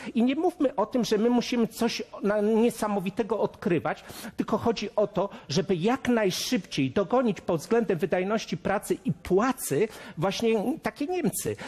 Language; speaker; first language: Polish; native; Polish